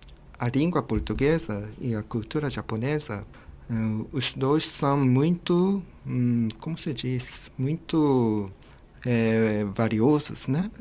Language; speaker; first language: Portuguese; non-native, fluent; Japanese